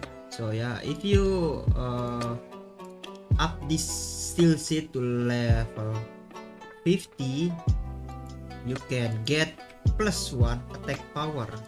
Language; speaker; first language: English; non-native, learner; Indonesian